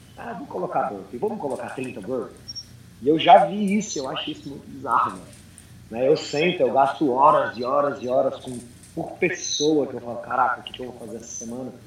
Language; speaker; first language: Portuguese; early bilingual, heritage; Portuguese